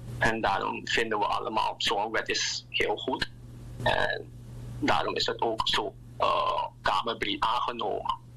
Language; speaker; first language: Dutch; native; Dutch